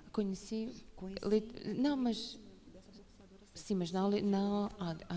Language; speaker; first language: Portuguese; non-native, fluent; Serbian